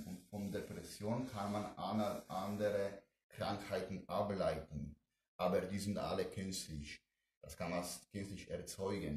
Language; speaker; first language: German; non-native, fluent; Polish